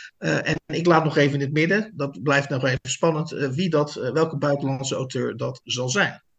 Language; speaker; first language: Dutch; native; Dutch